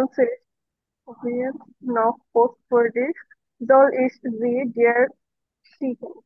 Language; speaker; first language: German; non-native, learner; Bangla